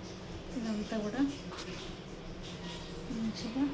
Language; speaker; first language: Telugu; native; Telugu